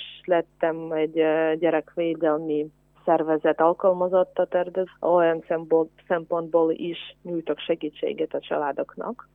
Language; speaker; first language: Hungarian; non-native, fluent; Ukrainian